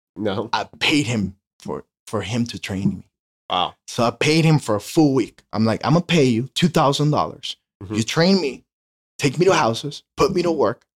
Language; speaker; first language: English; non-native, fluent; Spanish